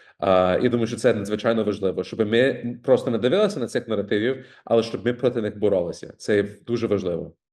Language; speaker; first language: Ukrainian; early bilingual, heritage; Ukrainian